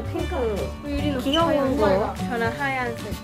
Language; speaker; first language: Korean; non-native, learner; Cantonese